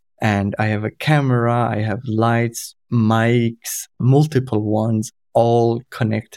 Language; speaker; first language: English; non-native, fluent; Kurdish